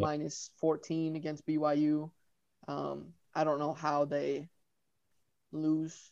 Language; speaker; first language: English; native; English